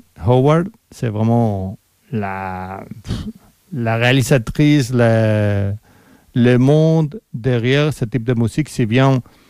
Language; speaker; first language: French; non-native, fluent; Spanish